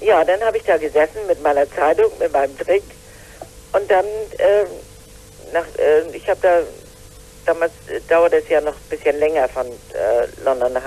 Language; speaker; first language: German; native; German